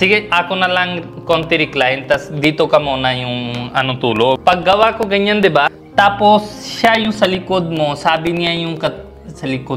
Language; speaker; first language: Filipino; non-native, learner; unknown